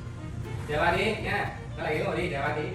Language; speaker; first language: Vietnamese; native; Vietnamese